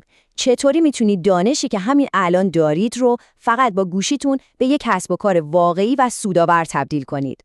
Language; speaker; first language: Persian; native; Persian